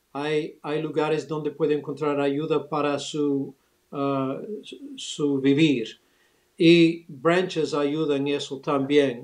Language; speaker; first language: Spanish; early bilingual, other home language; English